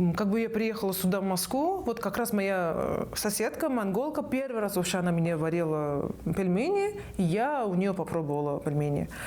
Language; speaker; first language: Russian; non-native, fluent; Persian